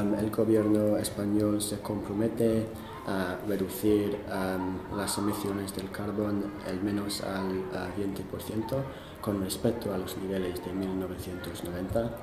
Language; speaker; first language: Spanish; non-native, fluent; English